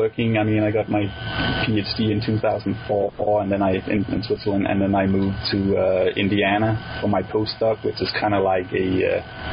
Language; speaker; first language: English; non-native, fluent; Danish